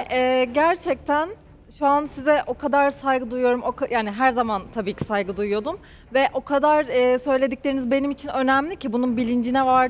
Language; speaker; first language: Turkish; native; Turkish